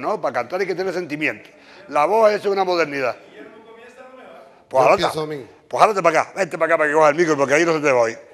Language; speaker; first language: Spanish; native; Spanish